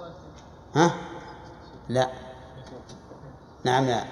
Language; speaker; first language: Arabic; native; Arabic